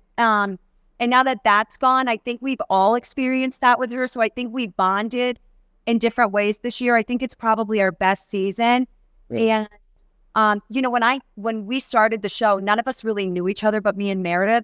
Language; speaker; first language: English; native; English